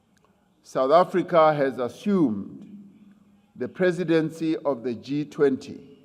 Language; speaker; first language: English; non-native, local second language; Venda